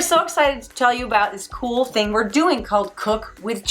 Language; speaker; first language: English; native; English